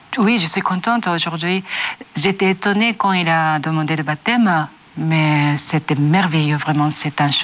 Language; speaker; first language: French; non-native, learner; Japanese